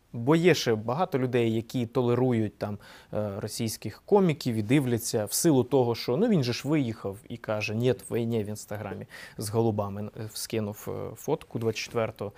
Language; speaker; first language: Ukrainian; non-native, local second language; Russian